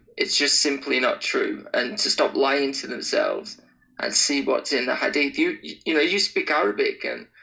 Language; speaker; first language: English; native; English